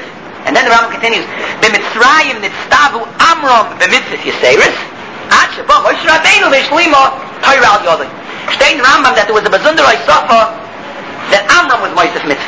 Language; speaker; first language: English; native; English